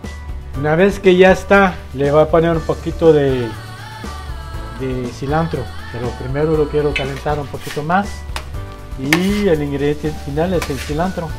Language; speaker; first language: Spanish; non-native, fluent; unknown